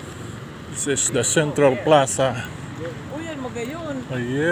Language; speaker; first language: English; non-native, local second language; Filipino